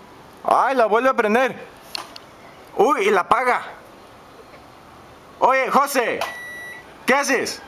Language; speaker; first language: Spanish; native; Spanish